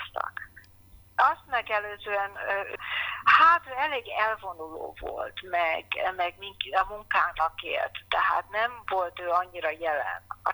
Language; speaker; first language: Hungarian; non-native, fluent; English